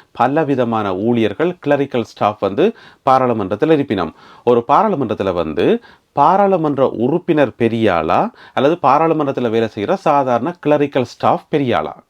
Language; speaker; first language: Tamil; native; Tamil